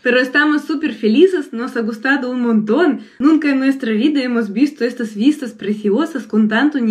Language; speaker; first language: Spanish; non-native, fluent; Russian